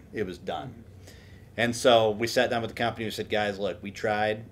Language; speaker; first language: English; native; English